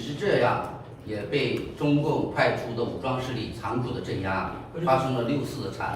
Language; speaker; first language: Chinese; native; Chinese